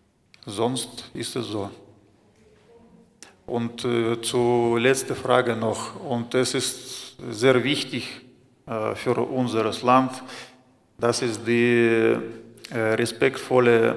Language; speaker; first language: German; non-native, fluent; Russian